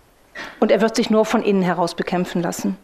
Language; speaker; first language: German; native; German